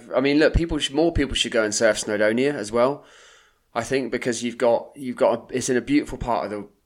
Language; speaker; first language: English; native; English